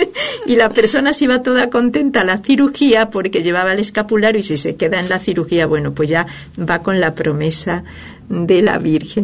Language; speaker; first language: Spanish; native; Spanish